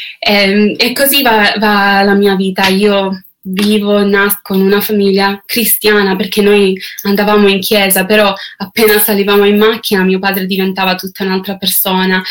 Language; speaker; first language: Italian; non-native, fluent; English